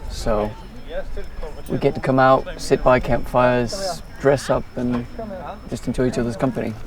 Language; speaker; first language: English; non-native, fluent; Danish